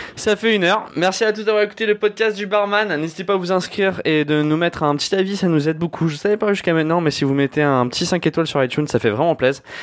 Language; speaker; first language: French; native; French